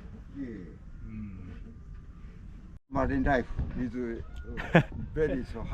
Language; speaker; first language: English; non-native, learner; Japanese